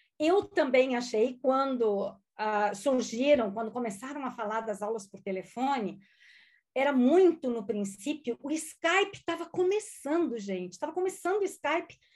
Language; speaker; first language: Portuguese; non-native, local second language; German